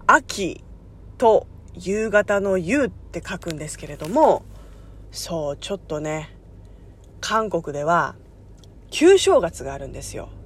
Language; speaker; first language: Japanese; non-native, fluent; Korean